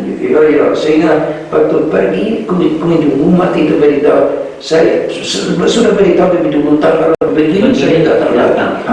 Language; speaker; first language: Indonesian; non-native, fluent; Hungarian